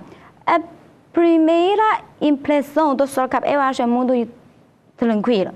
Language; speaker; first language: Portuguese; non-native, learner; Chinese